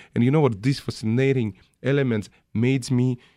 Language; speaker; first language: English; non-native, fluent; Russian